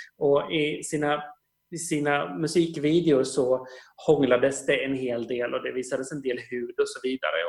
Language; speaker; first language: Swedish; native; Swedish